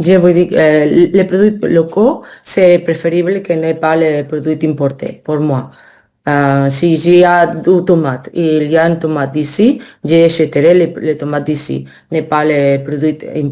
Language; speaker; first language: French; non-native, learner; Spanish